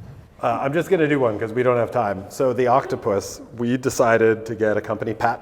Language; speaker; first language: English; native; English